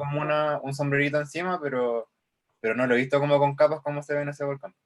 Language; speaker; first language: Spanish; native; Spanish